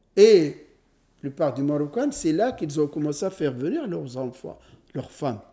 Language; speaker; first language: French; non-native, fluent; Arabic